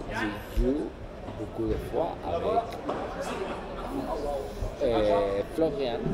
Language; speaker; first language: French; non-native, learner; Spanish